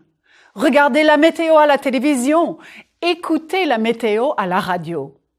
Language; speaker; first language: French; non-native, fluent; English